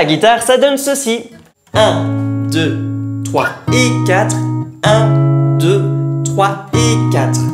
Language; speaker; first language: French; native; French